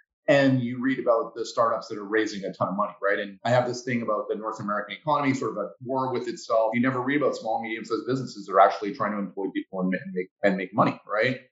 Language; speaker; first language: English; native; English